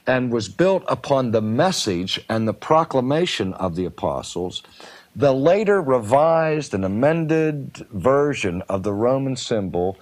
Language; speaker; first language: English; native; English